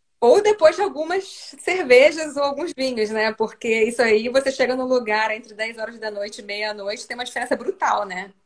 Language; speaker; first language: Portuguese; native; Portuguese